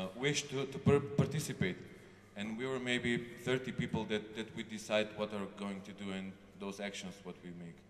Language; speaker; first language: English; non-native, learner; Macedonian